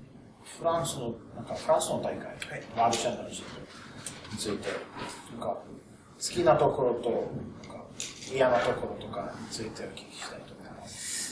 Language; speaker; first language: Japanese; non-native, learner; Russian